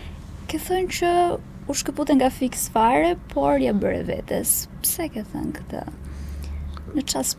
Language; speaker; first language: Albanian; native; Albanian